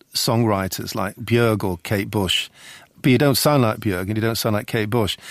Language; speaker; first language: English; native; English